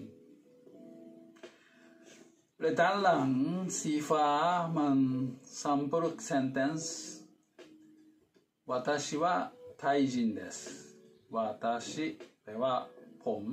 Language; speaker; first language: Thai; non-native, fluent; Japanese